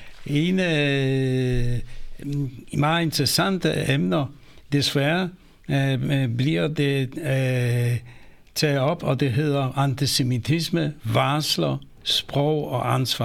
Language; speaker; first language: Danish; non-native, fluent; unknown